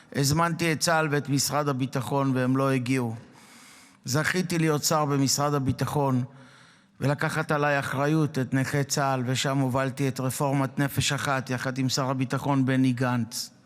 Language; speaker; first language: Hebrew; native; Hebrew